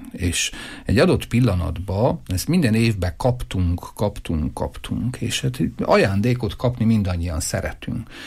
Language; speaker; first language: Hungarian; native; Hungarian